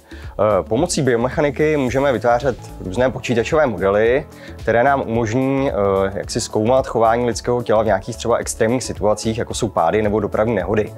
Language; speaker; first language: Czech; native; Czech